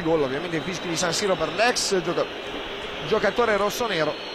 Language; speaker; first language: Italian; native; Italian